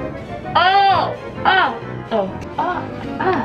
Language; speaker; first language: Korean; non-native, fluent; English